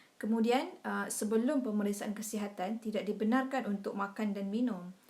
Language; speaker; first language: Malay; native; Malay